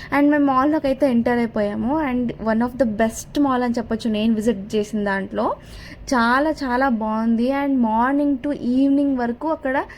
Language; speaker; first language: Telugu; non-native, local second language; Kannada